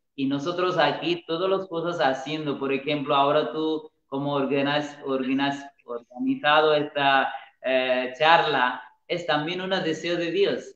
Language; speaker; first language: Spanish; non-native, learner; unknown